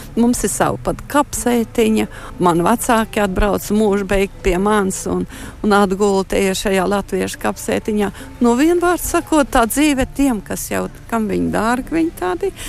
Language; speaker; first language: Latvian; early bilingual, heritage; Latvian